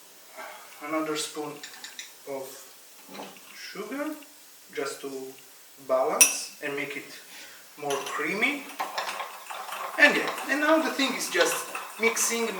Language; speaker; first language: English; non-native, fluent; Italian